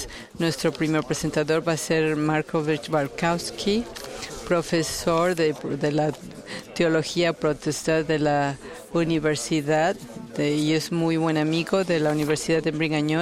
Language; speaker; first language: Spanish; non-native, fluent; English